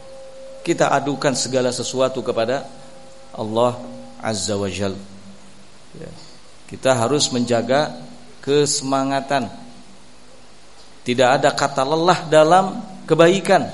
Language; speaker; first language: Indonesian; native; Indonesian